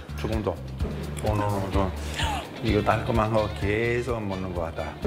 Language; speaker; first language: Korean; non-native, fluent; Italian